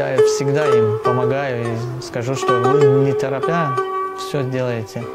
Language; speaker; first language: Russian; non-native, local second language; Tajik